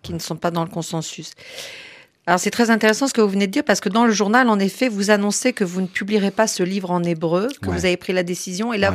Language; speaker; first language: French; native; French